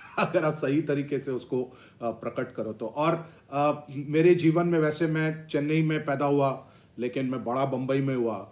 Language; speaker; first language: Hindi; non-native, local second language; Tamil